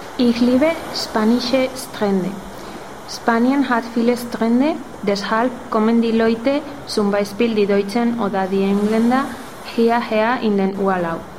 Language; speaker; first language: German; non-native, fluent; Spanish